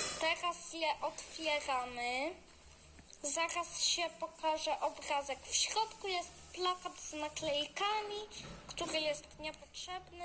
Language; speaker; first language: Polish; native; Polish